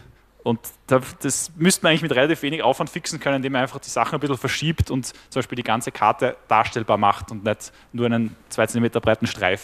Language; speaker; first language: German; native; German